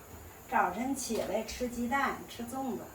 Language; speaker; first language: Chinese; native; Chinese